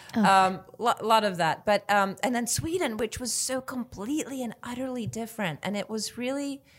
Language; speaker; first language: English; non-native, fluent; Swedish